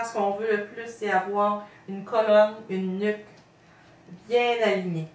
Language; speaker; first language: French; native; French